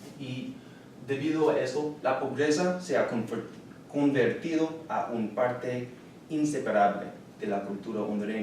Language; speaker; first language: Spanish; non-native, learner; English